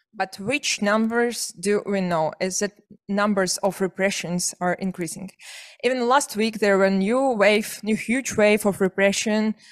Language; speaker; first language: English; non-native, fluent; Belarusian